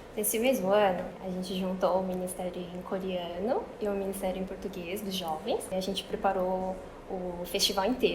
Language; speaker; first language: Portuguese; early bilingual, other home language; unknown